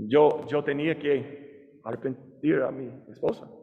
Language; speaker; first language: Spanish; non-native, learner; English